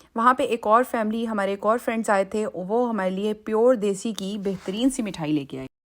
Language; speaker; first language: Urdu; native; Urdu